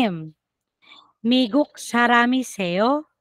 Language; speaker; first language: Korean; non-native, fluent; Filipino